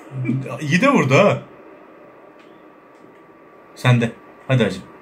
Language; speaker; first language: Turkish; native; Turkish